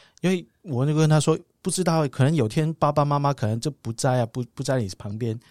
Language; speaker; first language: Chinese; non-native, local second language; Cantonese